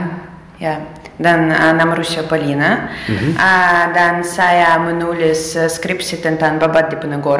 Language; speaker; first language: Indonesian; non-native, fluent; Russian